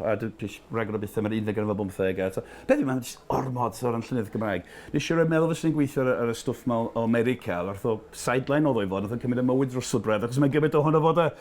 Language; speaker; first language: Welsh; non-native, fluent; English